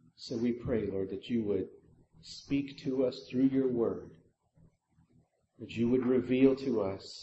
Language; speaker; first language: English; native; English